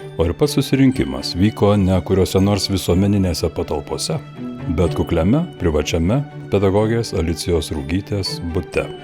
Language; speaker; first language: Lithuanian; native; Lithuanian